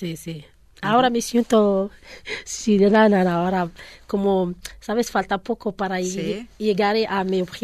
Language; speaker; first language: Spanish; non-native, learner; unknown